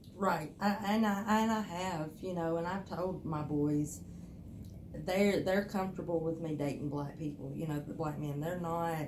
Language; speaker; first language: English; native; English